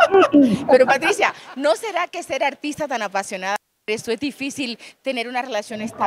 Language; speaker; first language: Spanish; native; Spanish